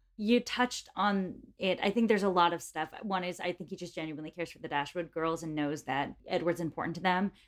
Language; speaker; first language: English; native; English